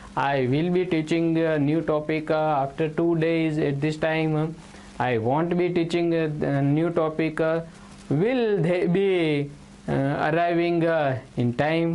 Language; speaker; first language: English; non-native, local second language; Gujarati